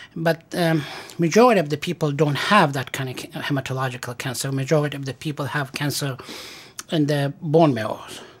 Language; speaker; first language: English; non-native, fluent; Pashto